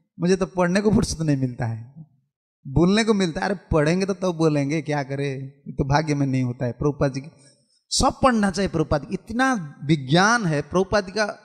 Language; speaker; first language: Hindi; non-native, local second language; Odia